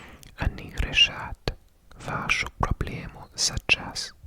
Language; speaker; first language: Russian; non-native, learner; English